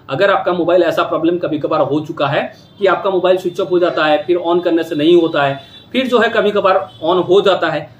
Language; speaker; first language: Hindi; non-native, local second language; Odia